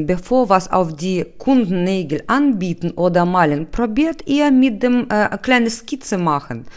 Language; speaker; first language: German; non-native, learner; Russian